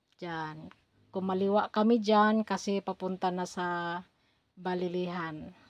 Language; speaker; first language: Filipino; non-native, local second language; Cebuano